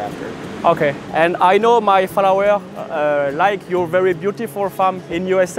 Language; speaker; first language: English; non-native, learner; French